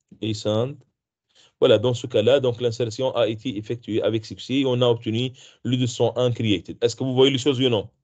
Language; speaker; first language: French; non-native, local second language; Arabic